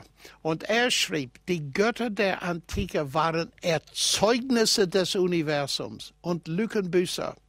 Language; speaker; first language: German; non-native, fluent; English